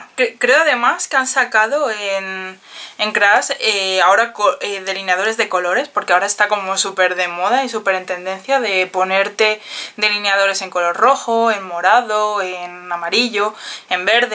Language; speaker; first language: Spanish; native; Spanish